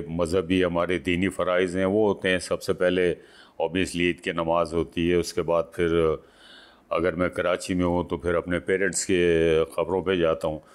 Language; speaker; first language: Urdu; native; Urdu